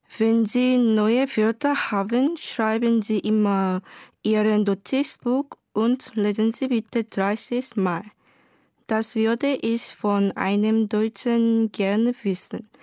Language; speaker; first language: German; non-native, learner; Korean